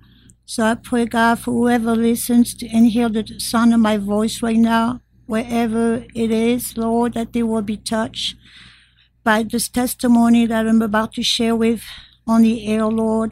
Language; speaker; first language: English; non-native, fluent; French